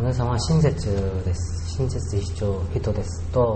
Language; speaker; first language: Japanese; non-native, learner; Korean